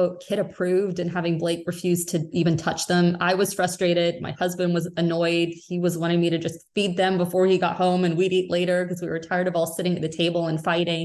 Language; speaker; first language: English; native; English